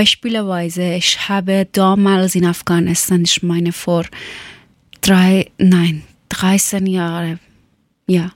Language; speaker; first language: German; non-native, learner; Persian